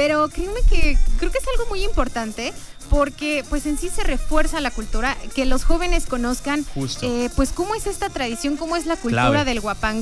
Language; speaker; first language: Spanish; native; Spanish